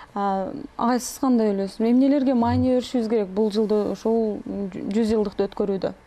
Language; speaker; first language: Kyrgyz; native; Kyrgyz